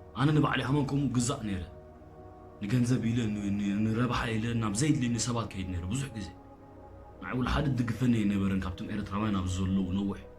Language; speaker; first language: Tigrinya; early bilingual, heritage; Tigrinya